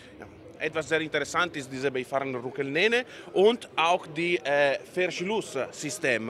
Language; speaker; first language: German; non-native, learner; Italian